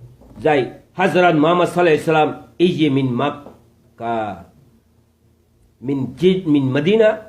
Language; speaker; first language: Arabic; non-native, learner; Rohingya